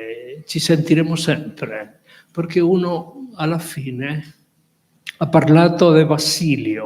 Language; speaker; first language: Italian; non-native, fluent; Spanish